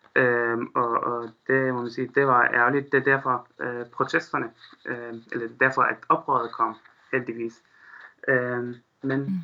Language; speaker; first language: Danish; non-native, fluent; Arabic